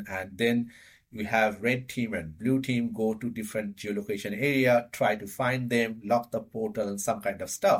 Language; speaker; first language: English; non-native, local second language; Bangla